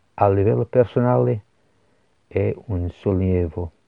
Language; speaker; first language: Italian; non-native, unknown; English